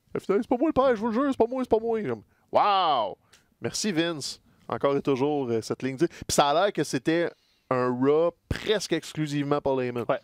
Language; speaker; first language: French; native; French